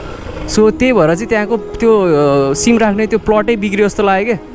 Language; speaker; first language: Nepali; native; Nepali